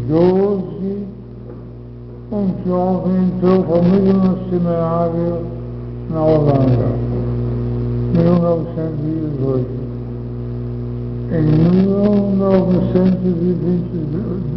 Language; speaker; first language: Portuguese; non-native, fluent; Dutch